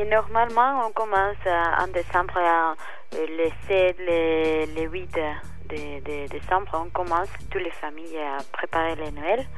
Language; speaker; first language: French; non-native, learner; Spanish